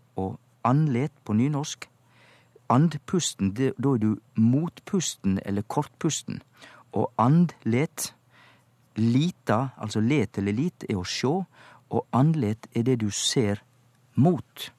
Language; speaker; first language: Norwegian; native; Norwegian